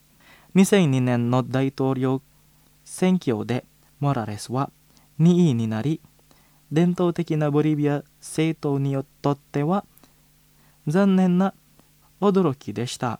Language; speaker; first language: Japanese; non-native, fluent; Indonesian